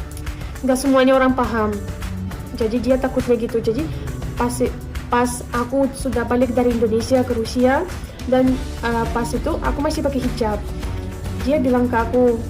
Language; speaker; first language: Indonesian; non-native, fluent; Russian